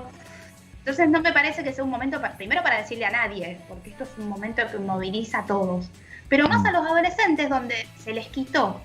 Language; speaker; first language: Spanish; native; Spanish